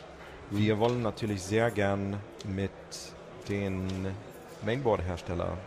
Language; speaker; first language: German; non-native, fluent; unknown